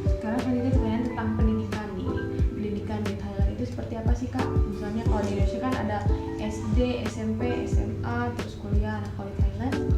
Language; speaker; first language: Indonesian; native; Indonesian